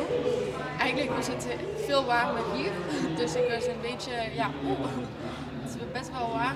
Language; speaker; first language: Dutch; non-native, fluent; French